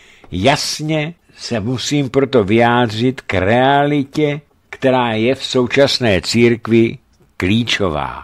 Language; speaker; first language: Czech; native; Czech